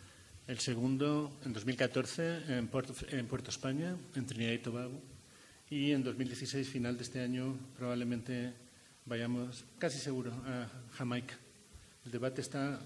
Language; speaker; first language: Spanish; native; Spanish